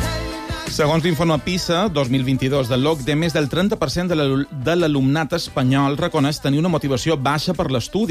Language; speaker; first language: Catalan; native; Catalan